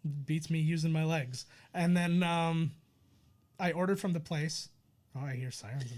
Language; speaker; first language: English; native; English